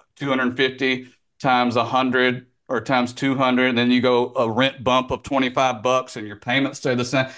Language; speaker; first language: English; native; English